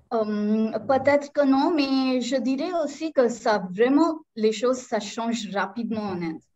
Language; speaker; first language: French; non-native, local second language; Marathi